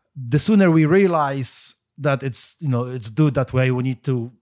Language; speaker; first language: English; non-native, fluent; Polish